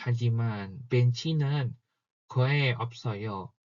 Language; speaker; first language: Korean; non-native, fluent; Indonesian